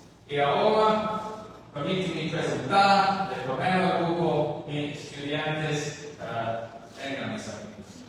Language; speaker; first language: Spanish; non-native, learner; English